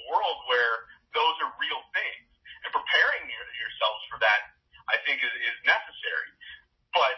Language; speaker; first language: English; native; English